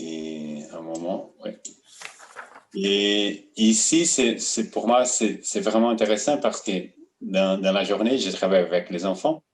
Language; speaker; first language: French; non-native, fluent; Portuguese